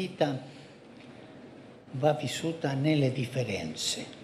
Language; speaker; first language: Italian; non-native, fluent; Spanish